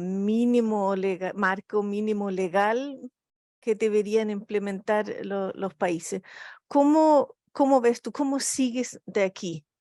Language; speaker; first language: Spanish; non-native, learner; Finnish